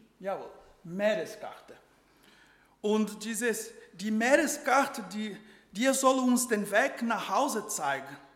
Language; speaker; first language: German; non-native, fluent; Portuguese